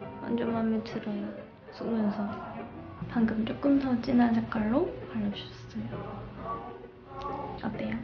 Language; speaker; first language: Korean; non-native, fluent; Cantonese